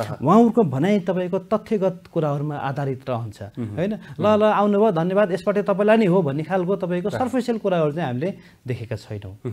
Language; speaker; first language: Nepali; native; Nepali